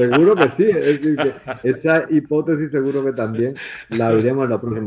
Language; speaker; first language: Spanish; native; Spanish